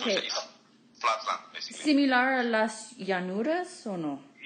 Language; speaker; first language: Spanish; non-native, fluent; English